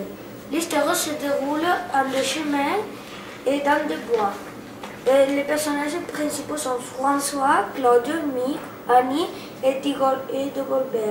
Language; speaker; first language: French; non-native, learner; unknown